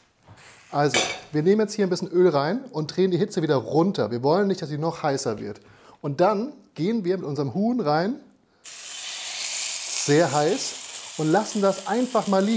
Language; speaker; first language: German; native; German